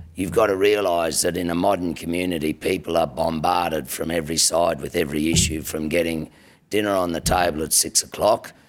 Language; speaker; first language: English; native; English